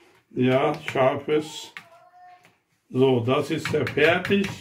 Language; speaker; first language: German; non-native, learner; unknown